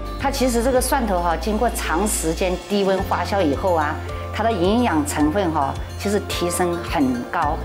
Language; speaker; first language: Chinese; native; Chinese